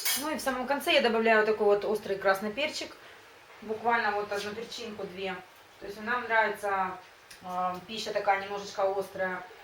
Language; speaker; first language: Russian; native; Russian